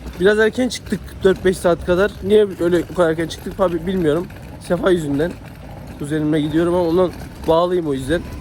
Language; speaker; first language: Turkish; native; Turkish